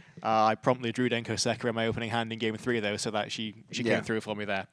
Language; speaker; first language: English; native; English